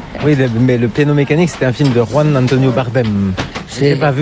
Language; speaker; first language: French; native; French